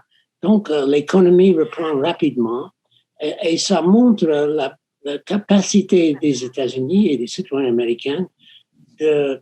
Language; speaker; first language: French; non-native, fluent; English